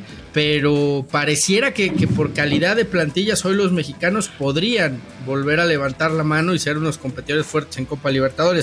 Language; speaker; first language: Spanish; native; Spanish